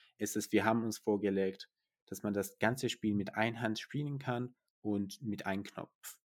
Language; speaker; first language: German; non-native, fluent; Persian